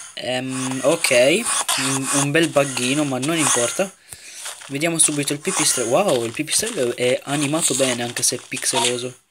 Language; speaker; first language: Italian; native; Italian